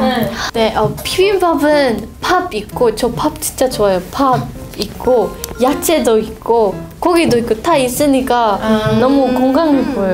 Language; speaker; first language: Korean; non-native, learner; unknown